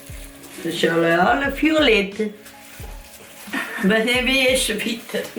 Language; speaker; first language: German; non-native, learner; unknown